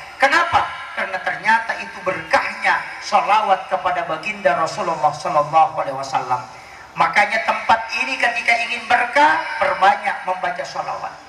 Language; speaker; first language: Indonesian; non-native, local second language; Buginese